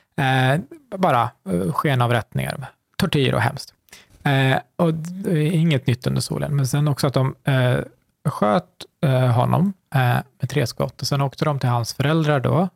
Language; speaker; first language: Swedish; early bilingual, other home language; Kurdish